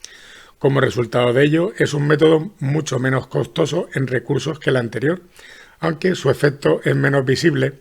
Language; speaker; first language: Spanish; native; Spanish